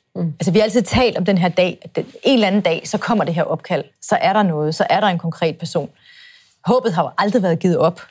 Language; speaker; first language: Danish; native; Danish